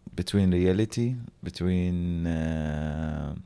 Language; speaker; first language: English; non-native, learner; Arabic